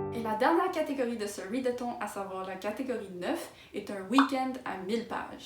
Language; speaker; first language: French; native; French